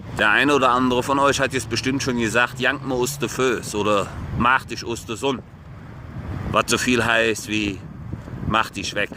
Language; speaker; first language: German; native; German